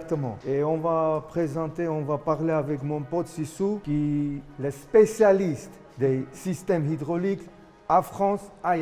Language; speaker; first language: French; non-native, fluent; Armenian